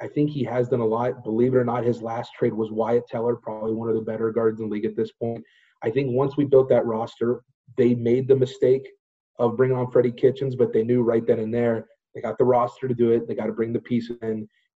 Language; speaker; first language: English; native; English